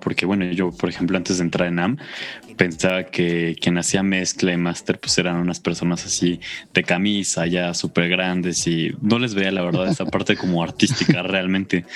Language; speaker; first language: Spanish; native; Spanish